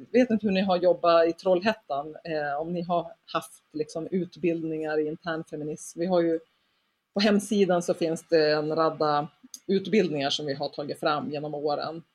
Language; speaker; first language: Swedish; native; Swedish